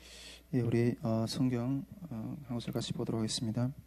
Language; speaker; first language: Korean; native; Korean